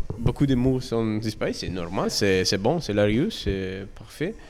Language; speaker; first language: French; non-native, learner; Italian